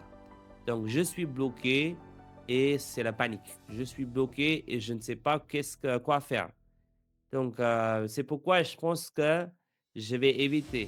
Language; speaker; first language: French; non-native, fluent; English